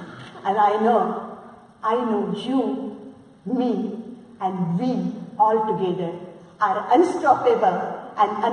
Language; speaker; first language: English; non-native, local second language; Marathi